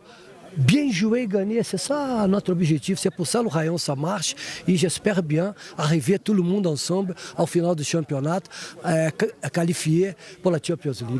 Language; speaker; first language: French; non-native, fluent; Portuguese